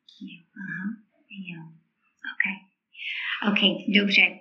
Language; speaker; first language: Czech; non-native, fluent; English